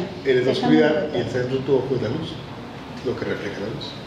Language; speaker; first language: Spanish; native; Spanish